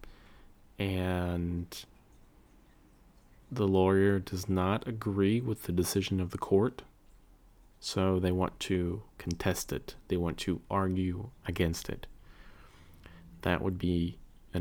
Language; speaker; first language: English; native; English